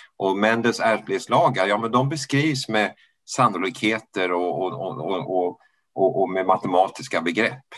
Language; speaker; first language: Swedish; native; Swedish